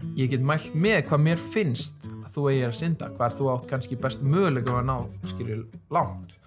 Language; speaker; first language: Icelandic; early bilingual, other home language; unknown